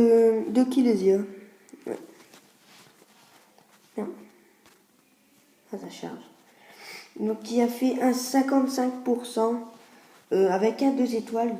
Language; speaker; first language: French; native; French